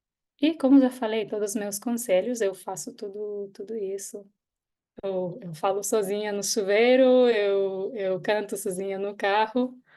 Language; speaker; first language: Portuguese; non-native, fluent; Hebrew